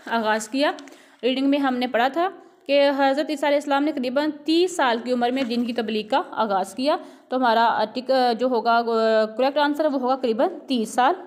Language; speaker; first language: Urdu; non-native, local second language; Punjabi